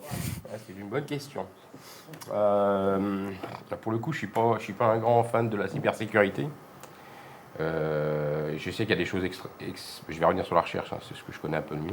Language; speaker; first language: French; native; French